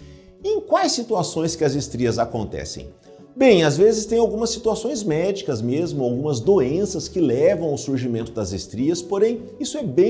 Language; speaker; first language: Portuguese; native; Portuguese